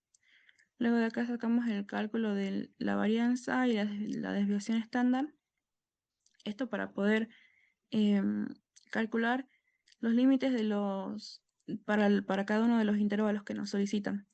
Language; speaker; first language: Spanish; native; Spanish